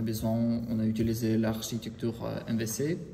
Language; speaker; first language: French; non-native, learner; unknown